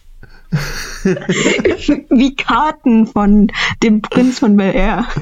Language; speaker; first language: German; early bilingual, other home language; Vietnamese